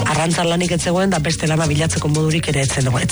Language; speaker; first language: Basque; native; Basque